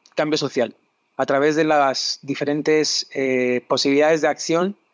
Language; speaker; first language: Spanish; native; Spanish